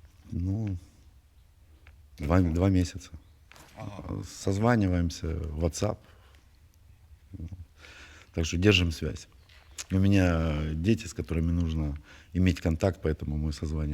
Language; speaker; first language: Russian; native; Russian